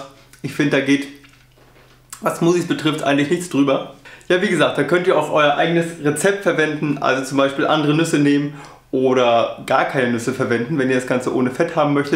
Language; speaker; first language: German; native; German